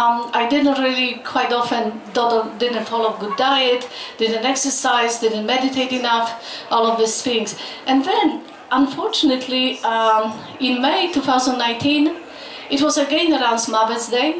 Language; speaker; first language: English; non-native, fluent; Polish